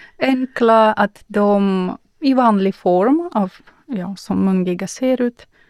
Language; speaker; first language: Swedish; non-native, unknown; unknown